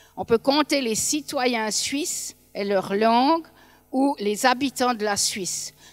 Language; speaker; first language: French; native; French